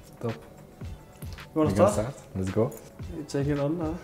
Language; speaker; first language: English; non-native, fluent; Danish